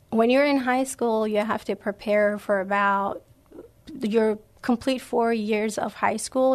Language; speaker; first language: English; non-native, fluent; Persian